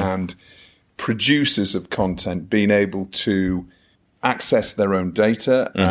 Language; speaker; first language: English; native; English